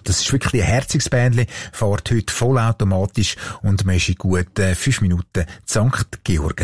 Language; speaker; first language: German; native; German